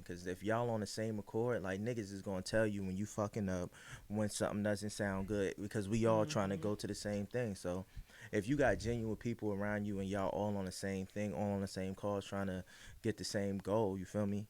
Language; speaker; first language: English; native; English